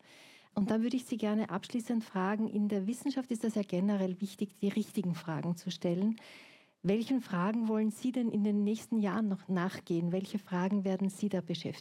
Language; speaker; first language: German; native; German